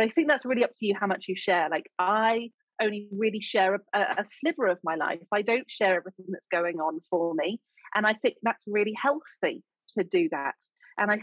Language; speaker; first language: English; native; English